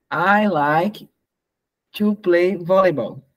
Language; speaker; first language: English; non-native, learner; Portuguese